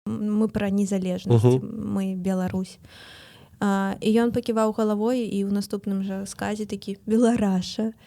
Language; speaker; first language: Belarusian; non-native, local second language; Russian